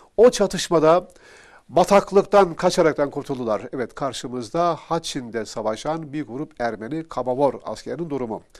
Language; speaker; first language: Turkish; native; Turkish